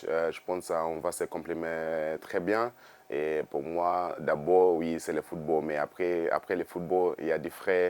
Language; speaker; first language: French; non-native, fluent; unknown